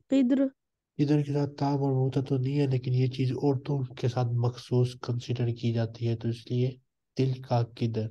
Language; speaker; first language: Urdu; native; Urdu